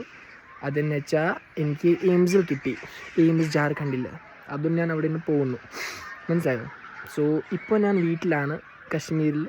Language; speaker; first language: Malayalam; non-native, local second language; Kashmiri